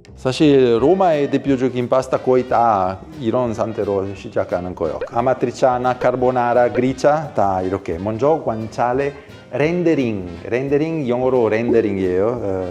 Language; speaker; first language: Korean; non-native, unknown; Italian